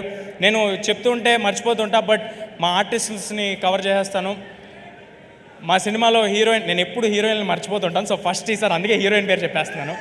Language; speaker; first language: Telugu; native; Telugu